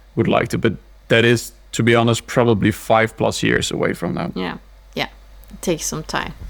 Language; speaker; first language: English; early bilingual, other home language; Dutch